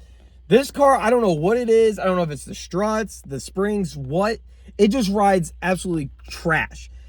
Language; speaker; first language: English; native; English